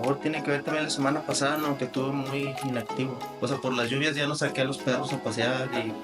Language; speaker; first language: Spanish; native; Spanish